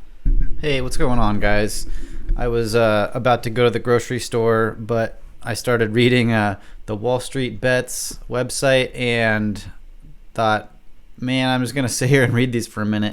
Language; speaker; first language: English; native; English